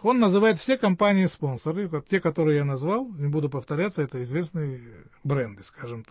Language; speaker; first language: Russian; native; Russian